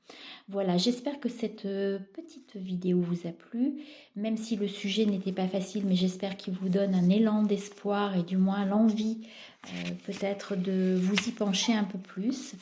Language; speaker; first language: French; native; French